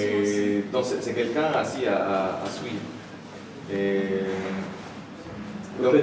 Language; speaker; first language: French; non-native, fluent; Spanish